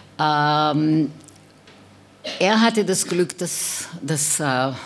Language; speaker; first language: German; non-native, fluent; Hebrew